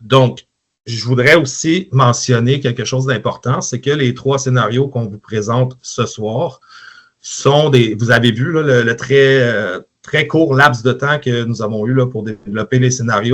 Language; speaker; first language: French; native; French